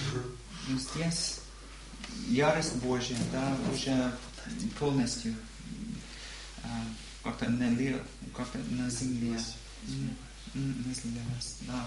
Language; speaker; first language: Russian; non-native, learner; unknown